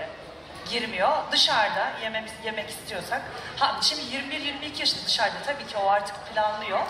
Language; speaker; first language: Turkish; native; Turkish